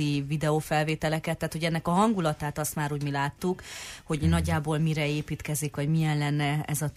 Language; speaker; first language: Hungarian; native; Hungarian